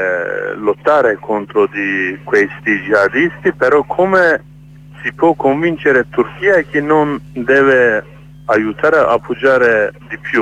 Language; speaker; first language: Italian; non-native, learner; Kurdish